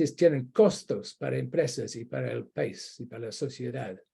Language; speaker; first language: Spanish; non-native, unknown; English